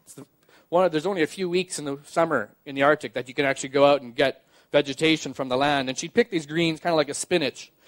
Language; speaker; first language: English; native; English